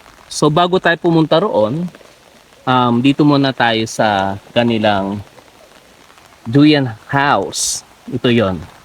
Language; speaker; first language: Filipino; native; Filipino